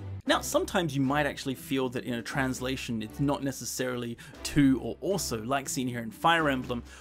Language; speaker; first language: English; native; English